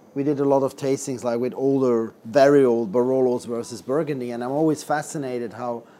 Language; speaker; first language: English; non-native, fluent; Swiss German